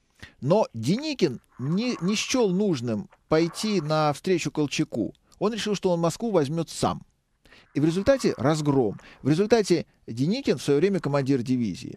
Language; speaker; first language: Russian; native; Russian